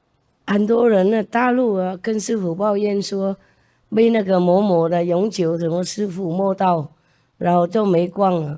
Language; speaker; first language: Chinese; non-native, fluent; Vietnamese